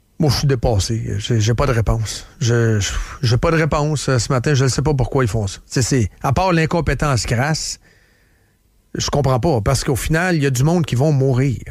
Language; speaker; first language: French; native; French